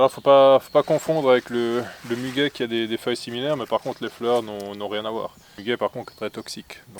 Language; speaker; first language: French; native; French